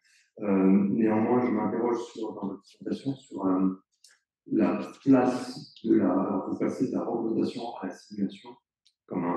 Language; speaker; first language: French; native; French